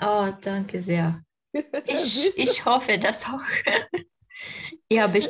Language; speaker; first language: German; non-native, learner; Romanian